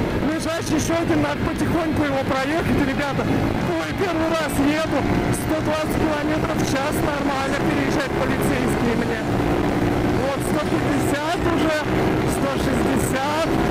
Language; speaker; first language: Russian; native; Russian